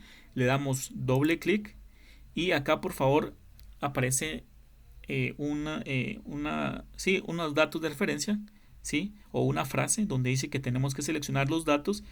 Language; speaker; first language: Spanish; native; Spanish